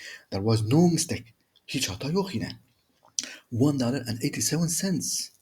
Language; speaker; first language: English; non-native, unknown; Turkish